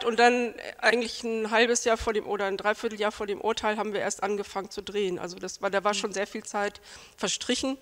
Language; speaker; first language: German; native; German